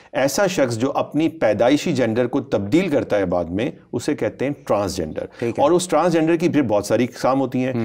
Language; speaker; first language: Urdu; native; Urdu